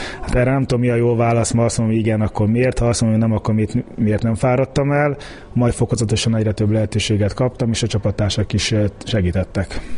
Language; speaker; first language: Hungarian; early bilingual, heritage; Hungarian